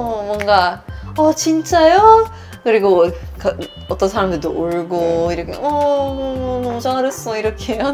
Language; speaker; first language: Korean; non-native, fluent; Swedish